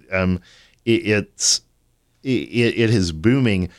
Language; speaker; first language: English; native; English